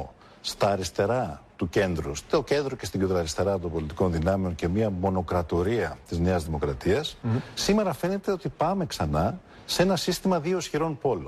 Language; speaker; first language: Greek; native; Greek